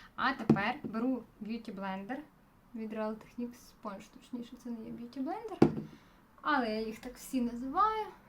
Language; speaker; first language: Ukrainian; non-native, local second language; Russian